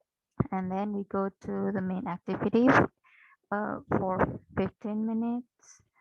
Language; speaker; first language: English; non-native, fluent; Indonesian